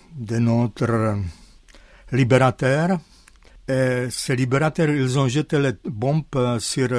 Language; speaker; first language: French; non-native, fluent; Czech